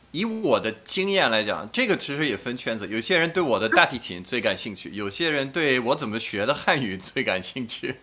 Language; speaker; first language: Chinese; non-native, fluent; French